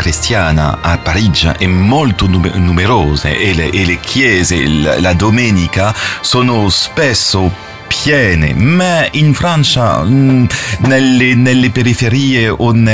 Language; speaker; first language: Italian; non-native, fluent; French